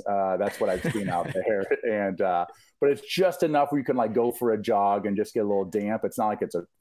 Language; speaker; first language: English; native; English